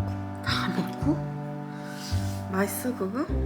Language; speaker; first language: Korean; early bilingual, heritage; Korean